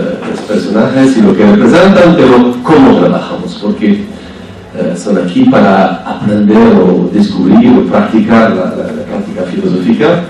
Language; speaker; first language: Spanish; non-native, fluent; French